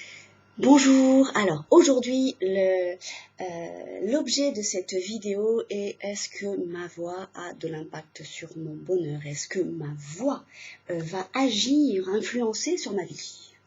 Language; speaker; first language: French; native; French